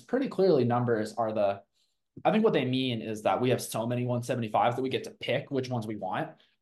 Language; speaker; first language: English; native; English